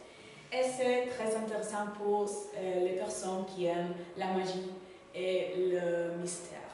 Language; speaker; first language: French; non-native, learner; Spanish